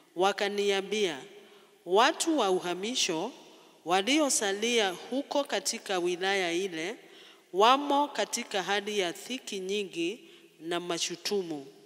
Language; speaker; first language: Swahili; non-native, local second language; Kikuyu